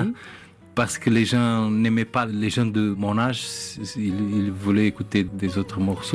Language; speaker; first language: French; non-native, fluent; Portuguese